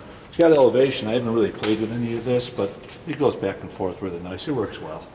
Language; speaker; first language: English; native; English